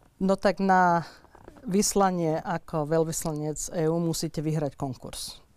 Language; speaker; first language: Slovak; native; Slovak